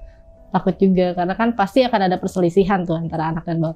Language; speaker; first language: Indonesian; native; Indonesian